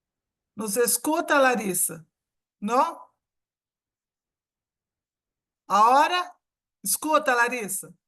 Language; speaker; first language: Portuguese; non-native, fluent; Spanish